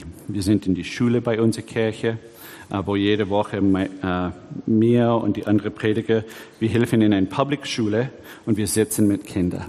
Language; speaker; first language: German; early bilingual, heritage; German